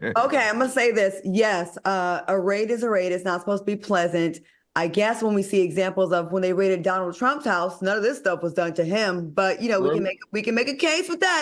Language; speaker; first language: English; native; English